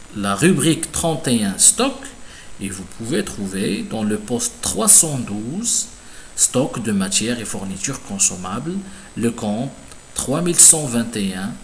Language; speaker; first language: French; non-native, local second language; Arabic